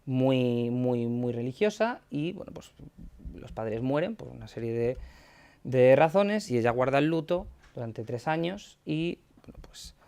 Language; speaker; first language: Spanish; native; Spanish